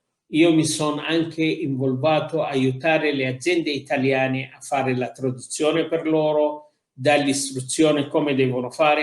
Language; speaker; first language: Italian; non-native, fluent; Arabic